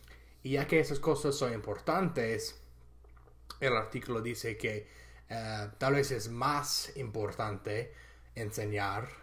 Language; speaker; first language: Spanish; non-native, fluent; English